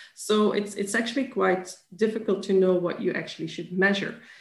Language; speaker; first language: English; non-native, fluent; Dutch